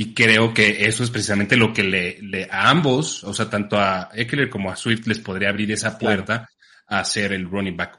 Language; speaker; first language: Spanish; native; Spanish